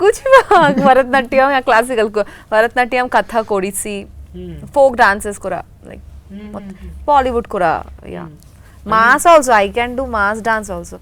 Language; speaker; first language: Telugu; non-native, learner; Bangla